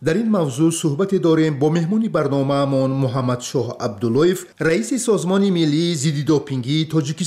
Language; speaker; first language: Persian; native; Persian